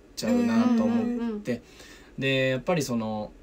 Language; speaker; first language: Japanese; native; Japanese